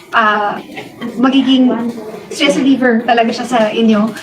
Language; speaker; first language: Filipino; non-native, local second language; Hiligaynon